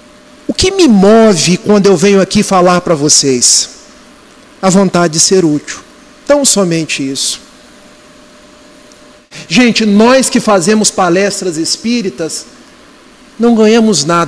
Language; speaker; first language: Portuguese; native; Portuguese